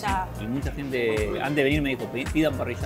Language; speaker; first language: Spanish; native; Spanish